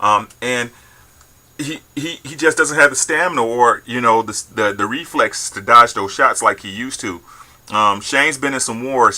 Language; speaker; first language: English; native; English